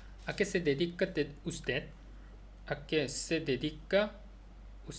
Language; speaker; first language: Spanish; non-native, learner; Korean